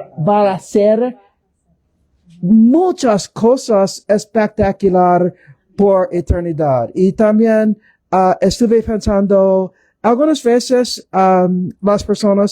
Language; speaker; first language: Spanish; non-native, learner; English